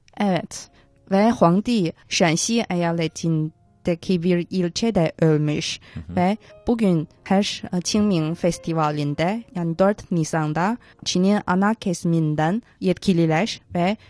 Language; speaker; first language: Turkish; non-native, fluent; Chinese